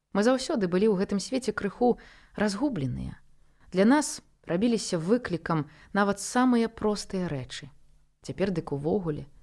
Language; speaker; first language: Belarusian; non-native, local second language; Russian